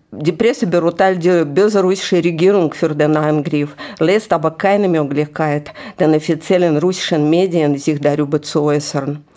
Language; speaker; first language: German; non-native, fluent; Russian